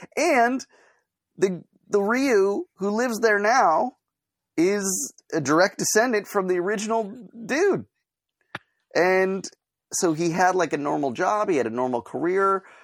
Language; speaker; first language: English; native; English